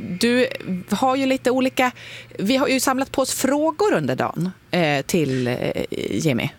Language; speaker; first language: Swedish; native; Swedish